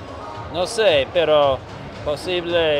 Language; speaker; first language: Spanish; non-native, learner; English